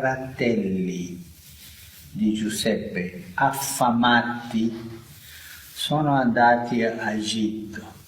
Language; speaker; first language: Italian; non-native, fluent; Spanish